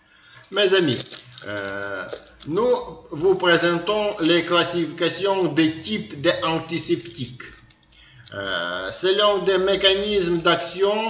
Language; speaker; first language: French; non-native, learner; Ukrainian